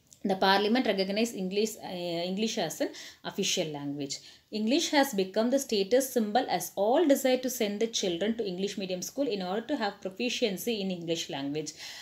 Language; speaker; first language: English; non-native, local second language; Tamil